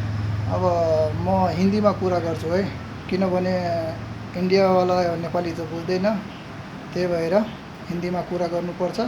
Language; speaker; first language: Nepali; non-native, local second language; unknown